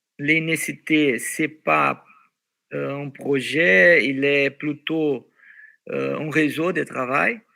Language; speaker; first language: French; non-native, fluent; Portuguese